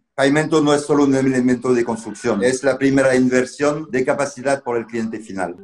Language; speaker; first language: Spanish; non-native, fluent; French